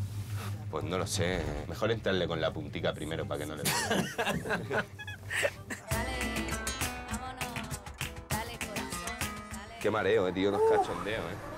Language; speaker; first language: Spanish; native; Spanish